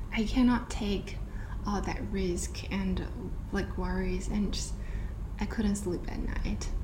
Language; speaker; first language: English; non-native, fluent; Chinese